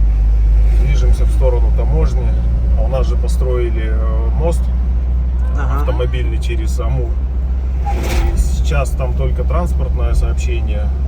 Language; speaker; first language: Russian; native; Russian